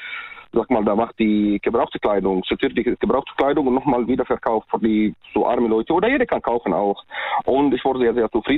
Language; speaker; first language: German; non-native, learner; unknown